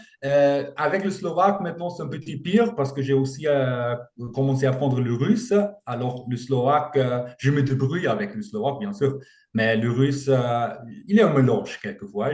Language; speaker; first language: French; non-native, fluent; German